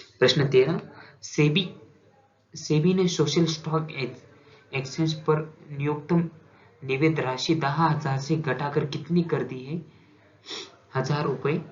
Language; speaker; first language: Hindi; non-native, local second language; Marathi